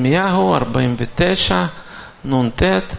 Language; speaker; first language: Hebrew; non-native, fluent; Russian